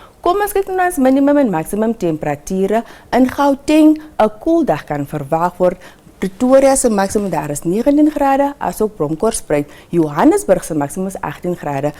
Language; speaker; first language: Afrikaans; non-native, local second language; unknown